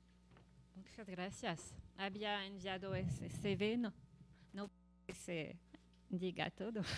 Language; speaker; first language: Spanish; non-native, fluent; French